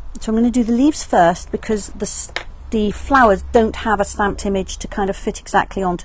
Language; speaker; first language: English; native; English